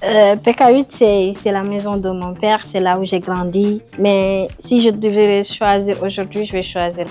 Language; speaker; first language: French; non-native, local second language; Wolof